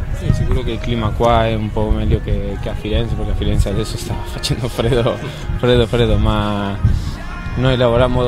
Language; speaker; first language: Italian; non-native, fluent; Spanish